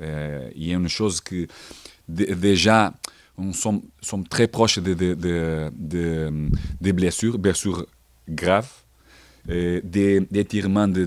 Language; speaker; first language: French; non-native, fluent; Portuguese